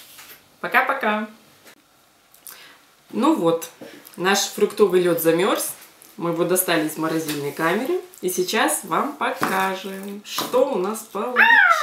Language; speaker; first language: Russian; native; Russian